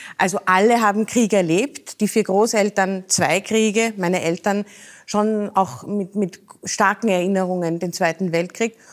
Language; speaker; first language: German; native; German